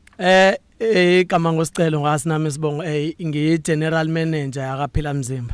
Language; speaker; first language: Zulu; native; Zulu